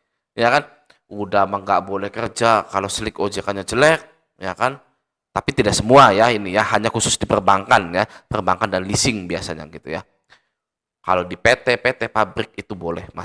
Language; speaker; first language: Indonesian; native; Indonesian